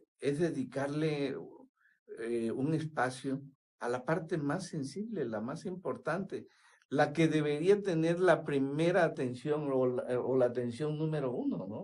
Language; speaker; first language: Spanish; native; Spanish